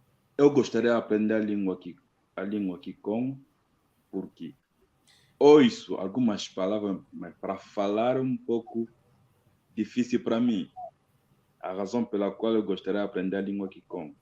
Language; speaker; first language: Portuguese; non-native, fluent; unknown